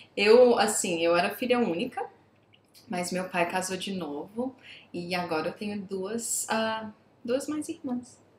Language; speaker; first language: Portuguese; native; Portuguese